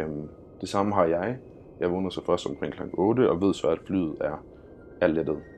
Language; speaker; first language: Danish; native; Danish